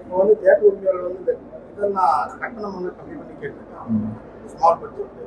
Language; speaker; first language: Tamil; native; Tamil